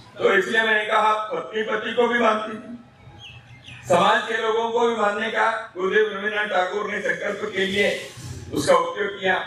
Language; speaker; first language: Hindi; non-native, local second language; Kannada